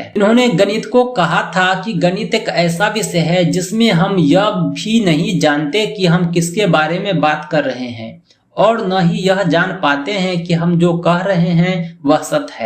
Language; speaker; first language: Hindi; native; Hindi